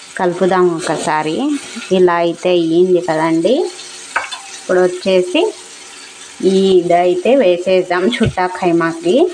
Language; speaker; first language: Telugu; non-native, local second language; Urdu